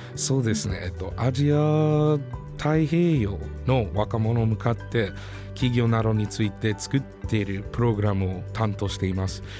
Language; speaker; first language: Japanese; non-native, fluent; English